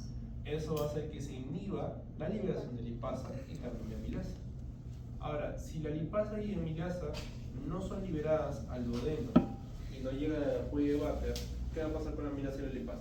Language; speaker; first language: Spanish; native; Spanish